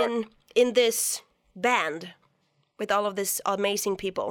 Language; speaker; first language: English; non-native, fluent; Swedish